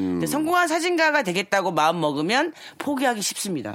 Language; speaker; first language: Korean; native; Korean